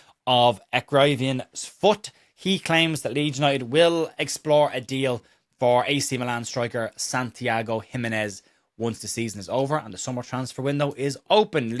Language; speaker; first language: English; native; English